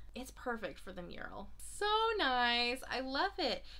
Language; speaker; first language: English; native; English